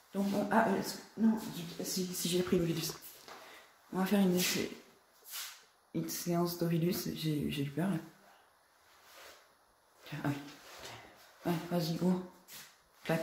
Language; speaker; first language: French; native; French